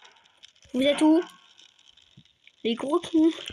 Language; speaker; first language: French; native; French